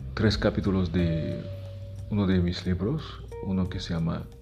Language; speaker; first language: Spanish; non-native, fluent; Haitian Creole